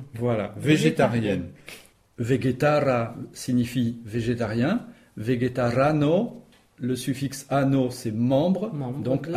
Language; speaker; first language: French; native; French